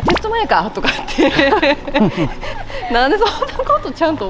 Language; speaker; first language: Japanese; native; Japanese